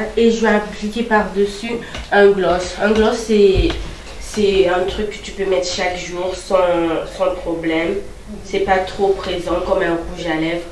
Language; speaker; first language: French; non-native, local second language; Lingala